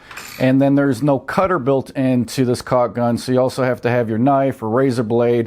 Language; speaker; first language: English; native; English